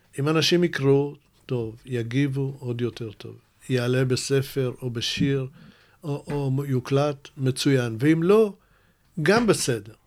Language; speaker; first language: Hebrew; early bilingual, other home language; Russian